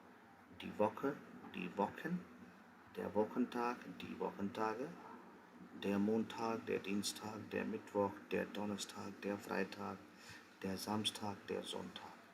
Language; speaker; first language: German; non-native, fluent; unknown